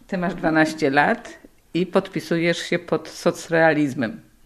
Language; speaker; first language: Polish; native; Polish